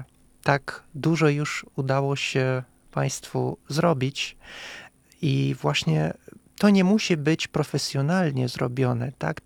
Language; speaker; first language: Polish; non-native, fluent; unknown